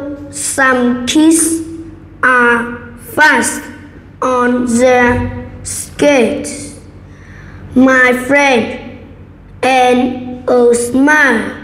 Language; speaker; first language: English; non-native, learner; Vietnamese